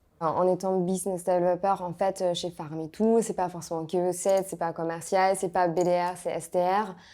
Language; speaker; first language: French; non-native, fluent; German